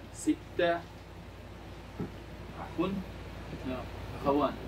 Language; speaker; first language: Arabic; non-native, learner; English